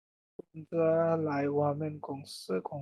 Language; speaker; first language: Chinese; non-native, learner; Bangla